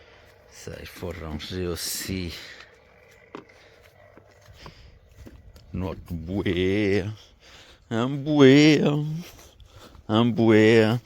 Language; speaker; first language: French; native; French